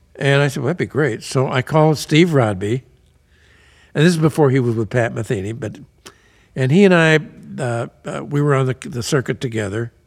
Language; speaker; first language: English; native; English